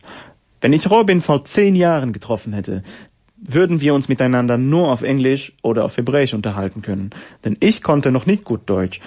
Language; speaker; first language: German; non-native, fluent; Hebrew